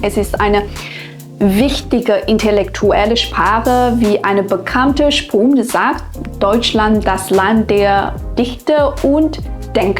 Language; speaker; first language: German; non-native, fluent; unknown